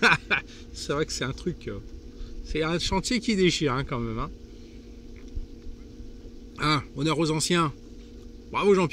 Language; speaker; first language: French; native; French